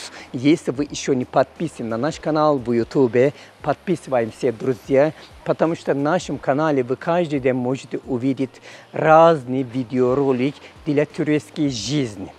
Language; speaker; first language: Russian; non-native, learner; Turkish